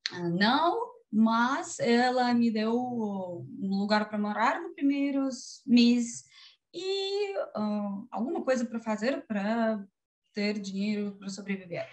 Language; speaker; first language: Portuguese; non-native, learner; Russian